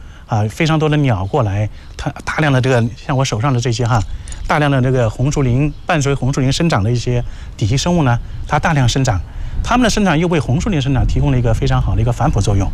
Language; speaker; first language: Chinese; native; Chinese